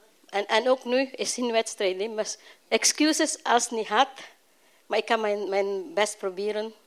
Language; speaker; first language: Dutch; non-native, learner; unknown